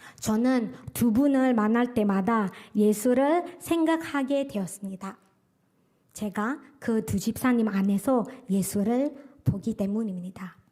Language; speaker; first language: Korean; non-native, fluent; Indonesian